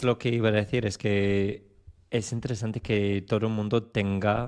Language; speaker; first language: Spanish; non-native, fluent; English